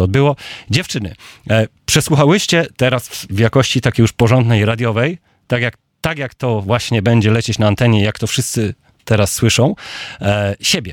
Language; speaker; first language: Polish; native; Polish